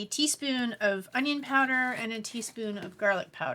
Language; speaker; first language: English; native; English